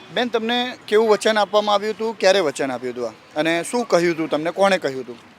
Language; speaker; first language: Gujarati; native; Gujarati